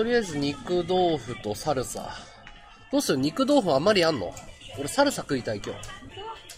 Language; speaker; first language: Japanese; native; Japanese